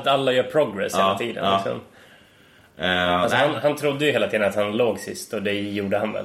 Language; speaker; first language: Swedish; native; Swedish